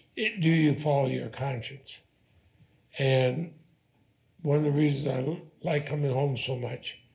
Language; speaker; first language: English; native; English